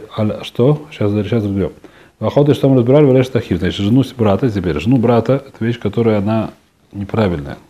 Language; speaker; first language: Russian; early bilingual, heritage; Russian